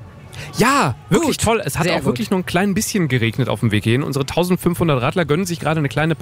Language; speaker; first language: German; native; German